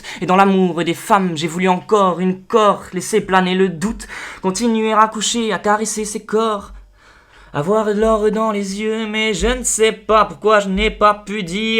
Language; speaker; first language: French; native; French